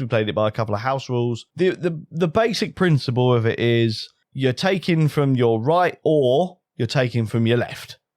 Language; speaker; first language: English; native; English